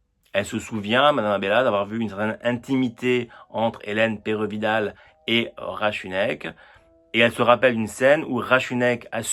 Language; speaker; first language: French; native; French